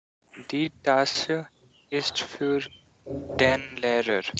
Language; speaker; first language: German; non-native, learner; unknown